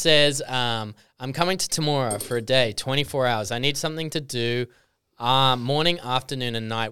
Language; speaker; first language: English; native; English